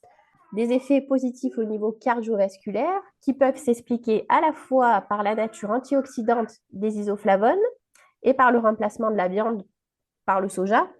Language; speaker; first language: French; native; French